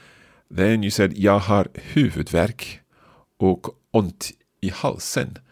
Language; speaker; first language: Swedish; non-native, learner; English